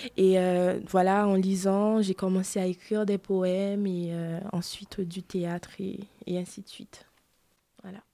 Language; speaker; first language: French; non-native, local second language; Haitian Creole